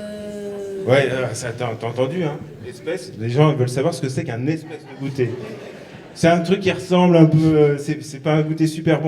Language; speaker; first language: French; native; French